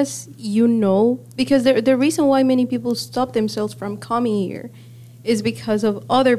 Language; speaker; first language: English; non-native, fluent; Spanish